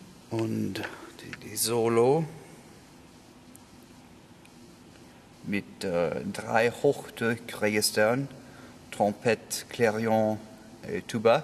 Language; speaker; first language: German; non-native, learner; English